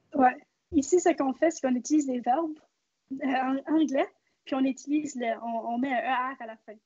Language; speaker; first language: French; native; French